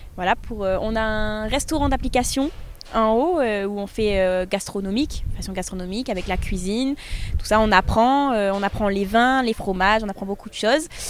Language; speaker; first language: French; native; French